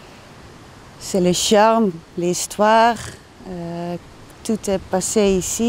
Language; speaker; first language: French; non-native, learner; Dutch